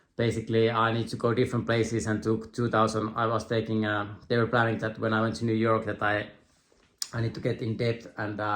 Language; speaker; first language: English; non-native, fluent; Finnish